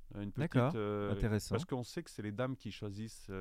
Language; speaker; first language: French; native; French